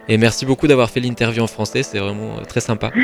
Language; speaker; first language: French; native; French